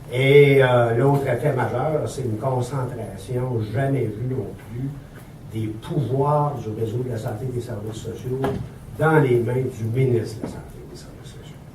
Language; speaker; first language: French; native; French